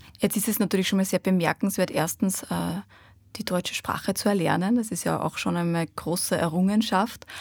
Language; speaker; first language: German; native; German